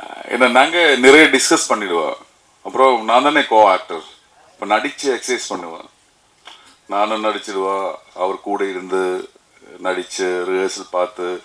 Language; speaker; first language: Tamil; non-native, learner; Malayalam